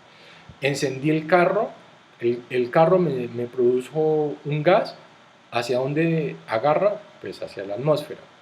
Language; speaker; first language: Spanish; native; Spanish